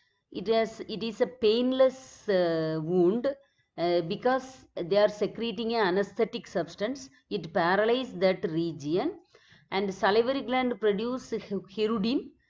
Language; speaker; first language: English; non-native, local second language; Tamil